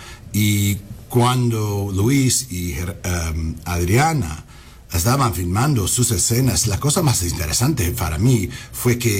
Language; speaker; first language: Spanish; non-native, fluent; English